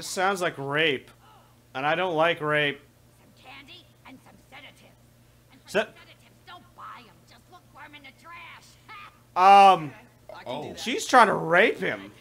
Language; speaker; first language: English; native; English